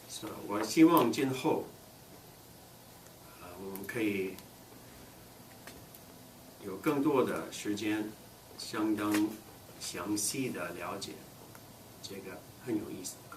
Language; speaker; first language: Chinese; non-native, fluent; English